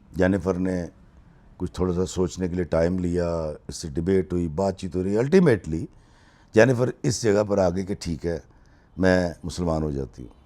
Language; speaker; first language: Urdu; native; Urdu